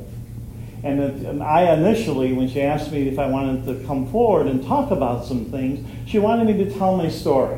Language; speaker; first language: English; native; English